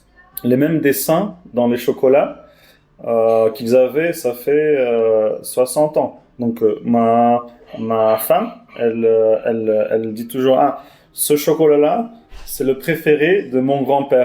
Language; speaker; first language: French; non-native, fluent; Portuguese